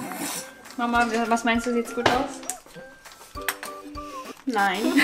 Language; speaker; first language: German; native; German